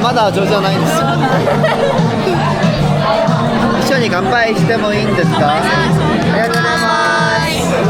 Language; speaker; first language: Japanese; non-native, learner; Korean